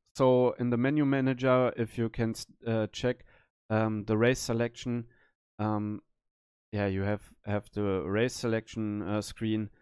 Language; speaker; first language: English; non-native, learner; German